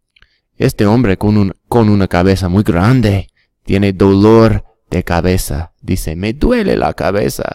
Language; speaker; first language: Spanish; non-native, fluent; English